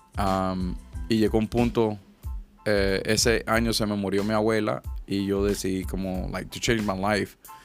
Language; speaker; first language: Spanish; early bilingual, other home language; English